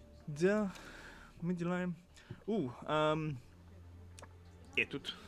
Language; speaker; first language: Russian; non-native, learner; English